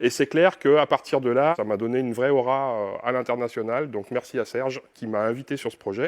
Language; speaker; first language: French; native; French